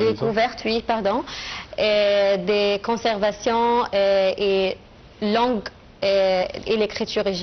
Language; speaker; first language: French; non-native, fluent; Arabic